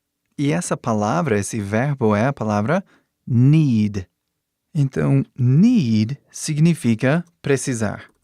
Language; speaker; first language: Portuguese; non-native, fluent; English